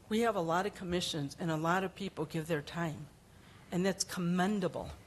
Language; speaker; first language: English; early bilingual, other home language; Spanish